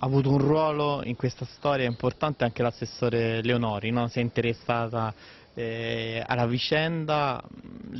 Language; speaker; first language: Italian; native; Italian